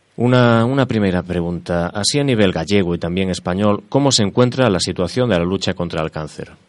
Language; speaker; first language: Spanish; native; Spanish